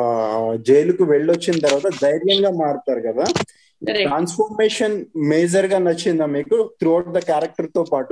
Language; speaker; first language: Telugu; native; Telugu